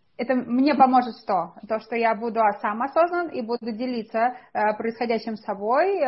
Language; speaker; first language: Russian; native; Russian